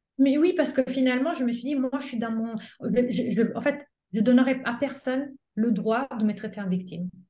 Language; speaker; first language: French; non-native, fluent; Italian